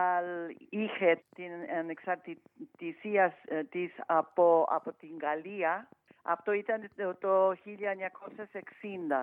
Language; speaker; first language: Greek; non-native, fluent; English